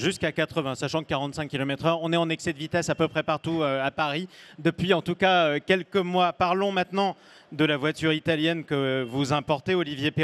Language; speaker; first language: French; native; French